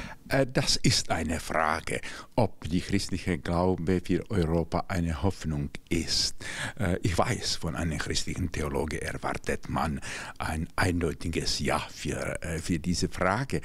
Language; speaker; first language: German; non-native, fluent; Czech